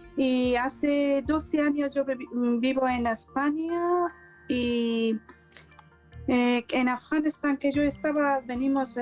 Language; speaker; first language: Spanish; non-native, learner; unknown